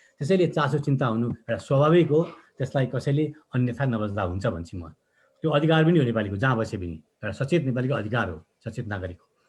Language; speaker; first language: Nepali; native; Nepali